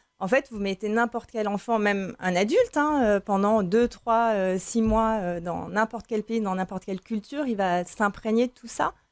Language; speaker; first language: French; native; French